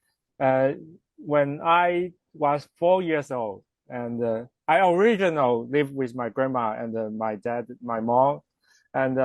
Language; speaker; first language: English; non-native, learner; Chinese